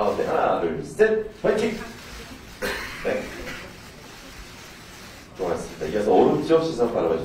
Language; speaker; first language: Korean; native; Korean